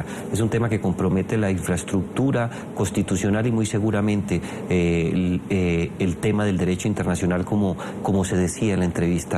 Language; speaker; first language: Spanish; native; Spanish